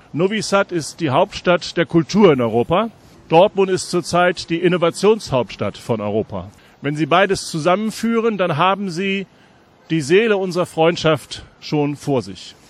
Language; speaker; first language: German; native; German